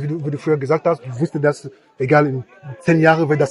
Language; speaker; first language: German; non-native, learner; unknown